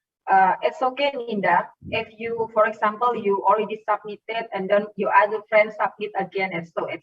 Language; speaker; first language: English; non-native, fluent; Indonesian